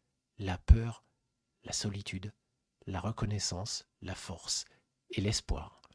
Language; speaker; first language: French; native; French